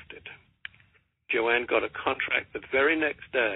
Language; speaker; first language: English; native; English